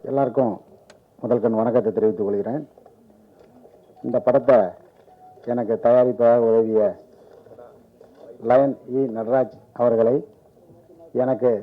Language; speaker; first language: Tamil; native; Tamil